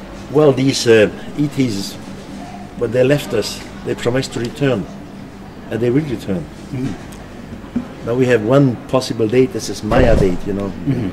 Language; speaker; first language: English; non-native, fluent; German